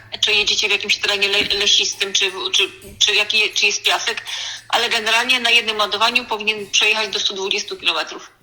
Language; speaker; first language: Polish; native; Polish